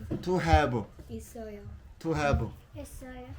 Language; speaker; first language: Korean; native; Korean